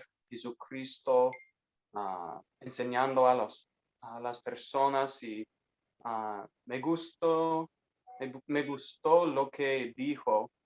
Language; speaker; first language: Spanish; non-native, fluent; English